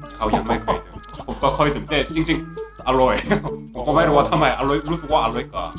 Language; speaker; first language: Thai; non-native, learner; Korean